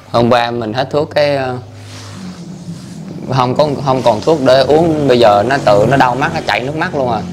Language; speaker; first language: Vietnamese; native; Vietnamese